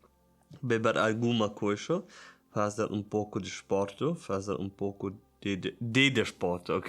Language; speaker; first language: Portuguese; non-native, learner; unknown